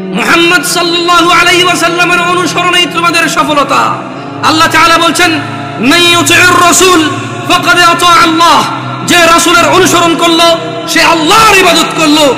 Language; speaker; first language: Bangla; early bilingual, heritage; Bangla